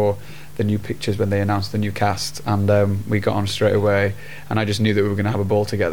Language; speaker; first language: English; native; English